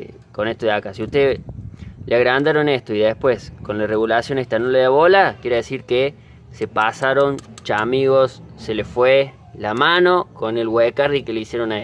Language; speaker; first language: Spanish; native; Spanish